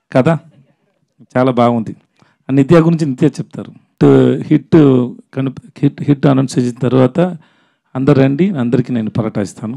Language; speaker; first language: Telugu; non-native, learner; Tamil